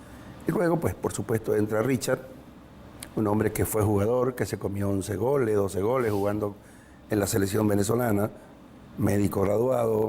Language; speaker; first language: Spanish; native; Spanish